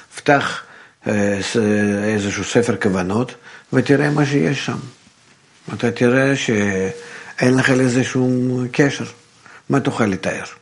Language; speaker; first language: Hebrew; non-native, fluent; Russian